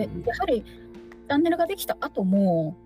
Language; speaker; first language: Japanese; native; Japanese